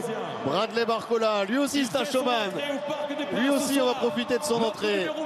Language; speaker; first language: French; native; French